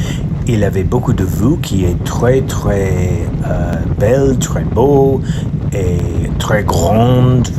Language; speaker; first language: French; non-native, learner; English